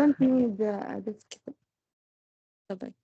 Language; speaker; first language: English; non-native, learner; Arabic